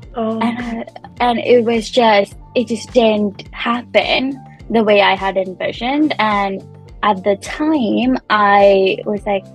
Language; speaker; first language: English; non-native, local second language; Punjabi